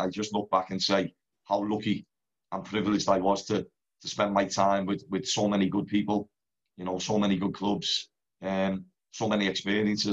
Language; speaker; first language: English; native; English